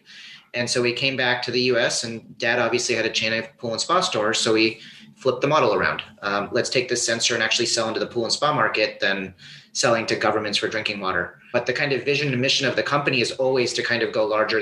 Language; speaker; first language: English; native; English